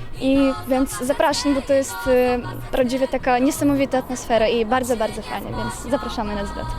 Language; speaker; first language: Polish; early bilingual, heritage; Polish